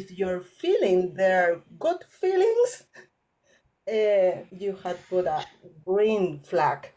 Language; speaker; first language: English; non-native, learner; Spanish